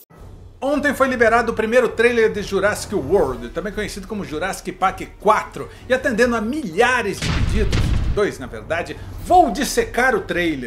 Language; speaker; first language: Portuguese; native; Portuguese